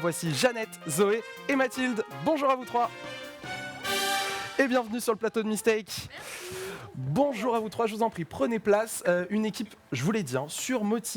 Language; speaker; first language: French; native; French